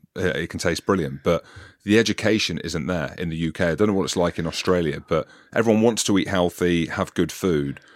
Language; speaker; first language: English; native; English